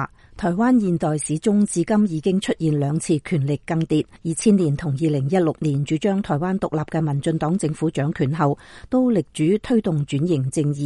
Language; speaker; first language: Chinese; native; Chinese